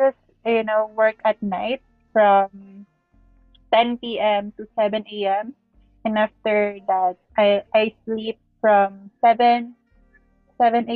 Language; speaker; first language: English; non-native, local second language; Filipino